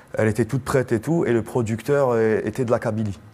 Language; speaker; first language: French; non-native, local second language; Arabic